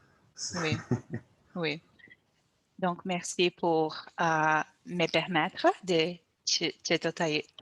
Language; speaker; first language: French; non-native, learner; Portuguese